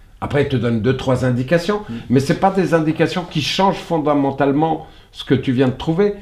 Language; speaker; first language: French; early bilingual, other home language; Portuguese